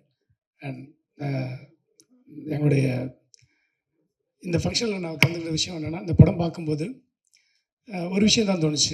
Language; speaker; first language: Tamil; native; Tamil